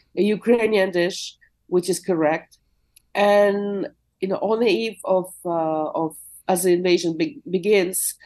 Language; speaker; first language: English; non-native, fluent; Russian